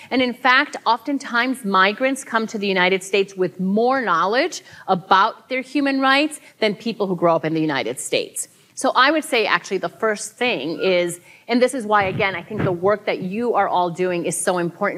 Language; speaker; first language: English; early bilingual, other home language; Spanish